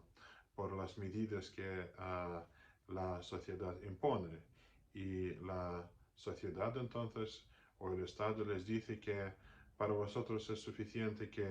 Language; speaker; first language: Spanish; non-native, fluent; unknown